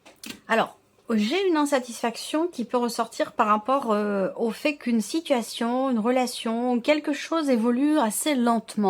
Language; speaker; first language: French; native; French